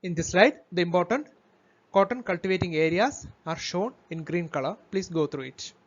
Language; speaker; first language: English; non-native, local second language; Malayalam